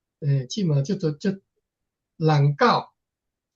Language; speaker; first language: Chinese; native; Chinese